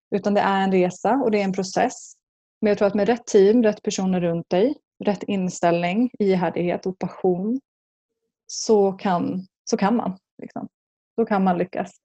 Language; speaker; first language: Swedish; native; Swedish